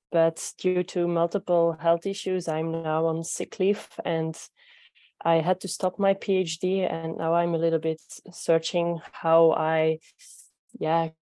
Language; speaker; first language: English; non-native, fluent; Dutch